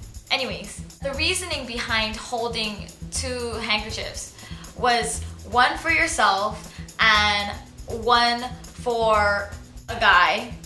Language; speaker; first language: English; early bilingual, other home language; Japanese